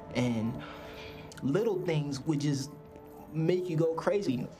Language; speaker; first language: English; native; English